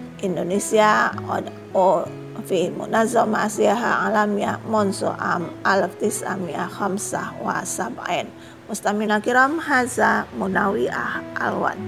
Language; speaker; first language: Arabic; non-native, fluent; Indonesian